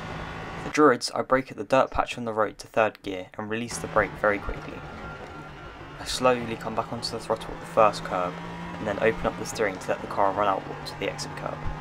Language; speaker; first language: English; native; English